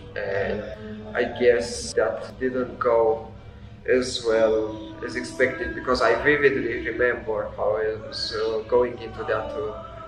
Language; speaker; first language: English; non-native, fluent; Romanian